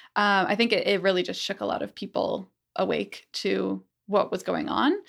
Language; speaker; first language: English; native; English